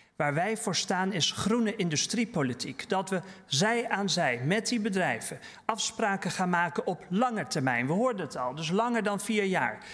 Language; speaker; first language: Dutch; native; Dutch